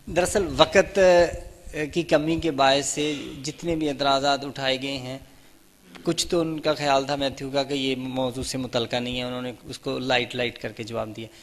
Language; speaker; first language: Urdu; native; Urdu